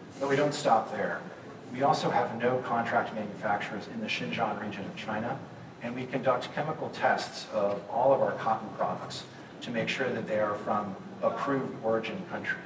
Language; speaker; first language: English; native; English